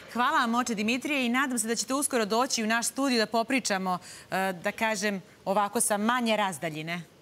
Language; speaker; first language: Serbian; native; Serbian